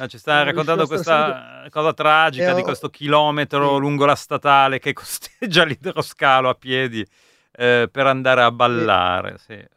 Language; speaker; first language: Italian; native; Italian